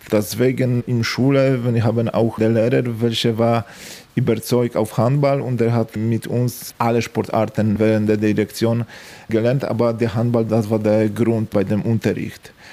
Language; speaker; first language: German; non-native, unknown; Polish